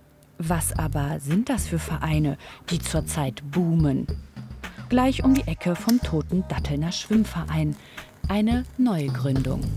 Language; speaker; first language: German; native; German